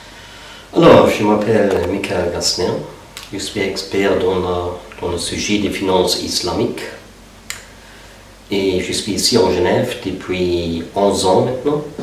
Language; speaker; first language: French; non-native, fluent; German